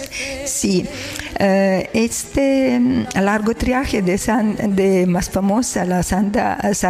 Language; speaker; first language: Spanish; non-native, learner; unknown